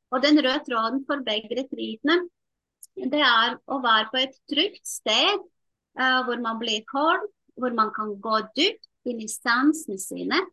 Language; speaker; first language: Norwegian; non-native, fluent; Latvian